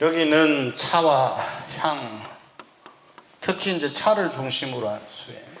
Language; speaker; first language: Korean; native; Korean